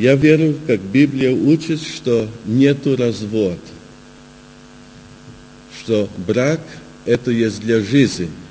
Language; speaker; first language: Russian; early bilingual, heritage; Russian